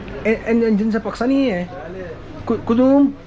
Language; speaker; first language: Persian; non-native, learner; Urdu